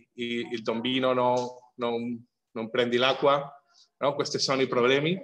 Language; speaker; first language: Italian; non-native, fluent; Spanish